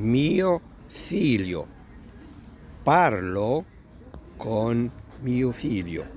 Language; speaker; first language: Italian; non-native, fluent; Arabic